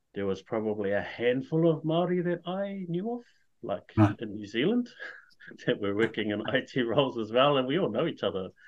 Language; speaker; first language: English; native; English